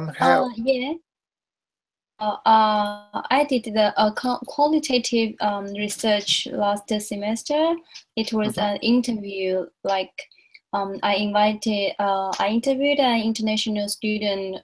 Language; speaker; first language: English; non-native, learner; Chinese